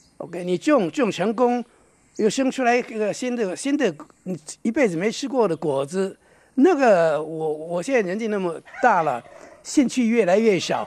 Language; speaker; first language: Chinese; non-native, local second language; Hakka Chinese